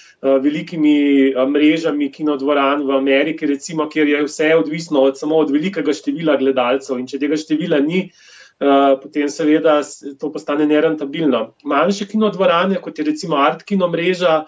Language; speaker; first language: Slovenian; native; Slovenian